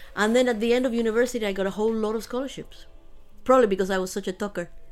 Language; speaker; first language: English; early bilingual, other home language; Spanish